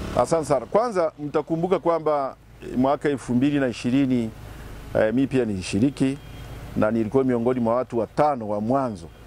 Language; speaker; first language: Swahili; native; Swahili